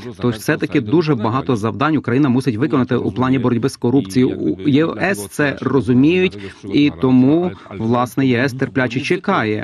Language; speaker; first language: Ukrainian; non-native, fluent; Polish